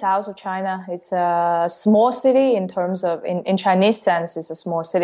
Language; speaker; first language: English; non-native, fluent; Cantonese